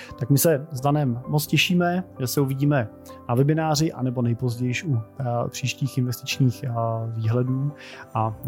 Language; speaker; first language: Czech; native; Czech